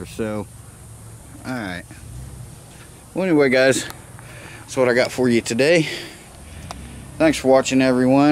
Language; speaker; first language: English; native; English